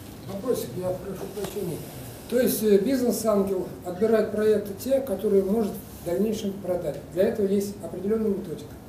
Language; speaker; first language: Russian; native; Russian